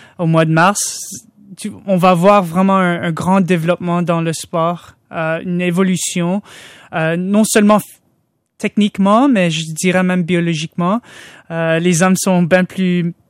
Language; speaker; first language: French; non-native, local second language; English